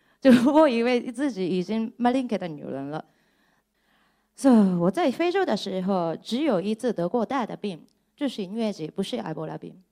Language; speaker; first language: Chinese; non-native, fluent; Japanese